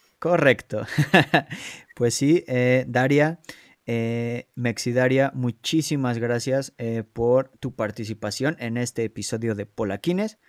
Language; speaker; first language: Spanish; native; Spanish